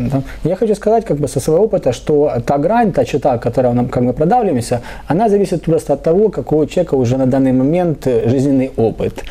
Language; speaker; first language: Russian; native; Russian